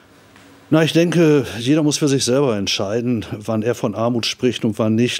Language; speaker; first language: German; native; German